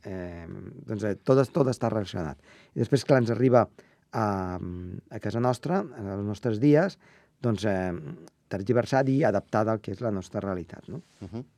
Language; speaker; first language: Catalan; native; Catalan